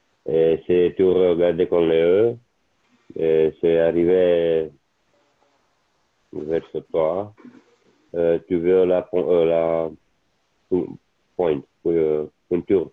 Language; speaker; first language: French; non-native, learner; Italian